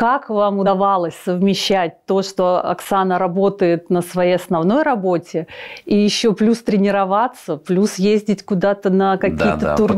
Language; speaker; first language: Russian; native; Russian